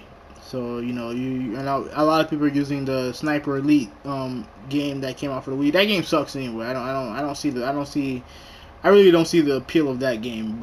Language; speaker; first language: English; native; English